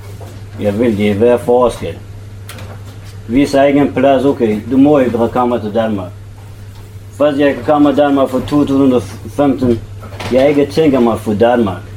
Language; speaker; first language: Danish; non-native, learner; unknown